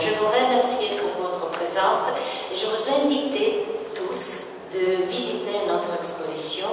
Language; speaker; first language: French; non-native, learner; Romanian